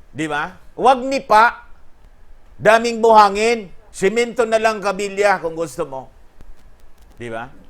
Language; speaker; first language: Filipino; non-native, local second language; Bikol